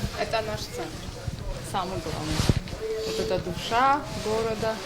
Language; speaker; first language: Russian; non-native, fluent; Georgian